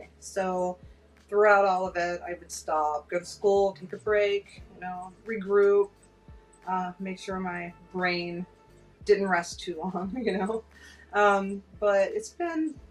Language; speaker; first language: English; native; English